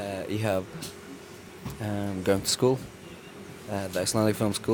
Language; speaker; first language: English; non-native, fluent; Arabic